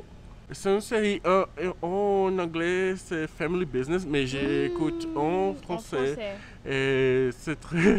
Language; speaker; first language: French; non-native, learner; Portuguese